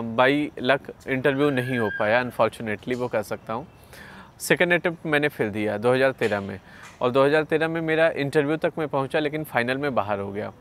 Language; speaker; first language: Hindi; native; Hindi